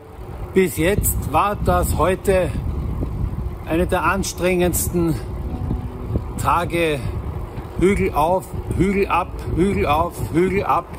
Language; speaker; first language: German; native; German